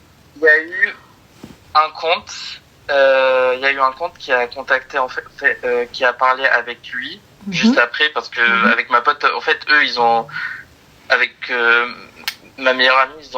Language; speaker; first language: French; native; French